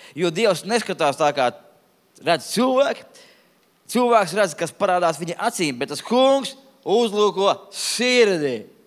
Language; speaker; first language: Latvian; non-native, local second language; Russian